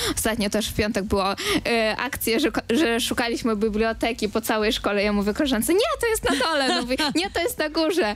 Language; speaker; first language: Polish; early bilingual, other home language; Ukrainian